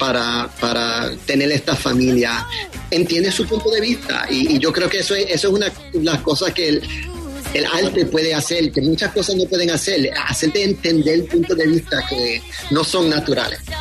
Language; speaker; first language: Spanish; early bilingual, heritage; Spanish